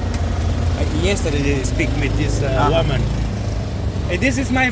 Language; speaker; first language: English; non-native, learner; Slovenian